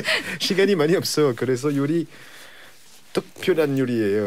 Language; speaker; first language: Korean; non-native, learner; French